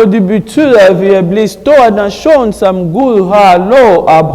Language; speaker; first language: Danish; non-native, learner; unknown